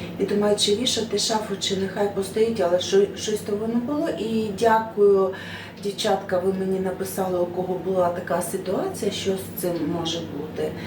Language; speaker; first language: Ukrainian; native; Ukrainian